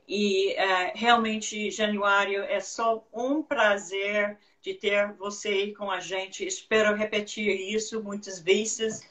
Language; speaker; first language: Portuguese; non-native, fluent; English